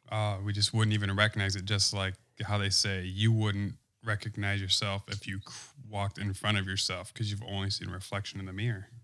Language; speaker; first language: English; native; English